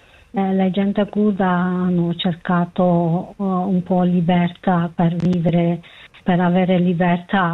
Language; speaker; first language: Italian; non-native, learner; Kurdish